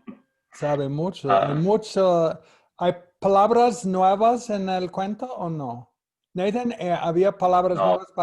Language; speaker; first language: Spanish; non-native, fluent; English